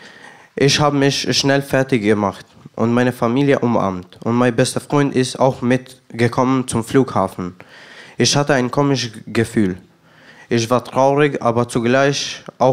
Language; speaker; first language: German; non-native, learner; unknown